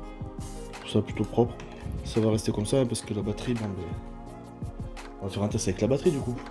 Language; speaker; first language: French; native; French